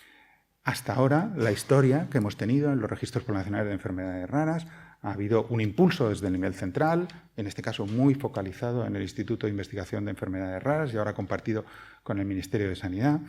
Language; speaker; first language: Spanish; native; Spanish